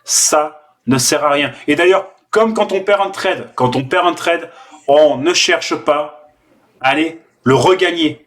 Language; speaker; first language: French; native; French